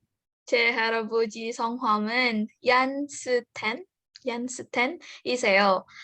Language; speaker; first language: Korean; non-native, learner; Indonesian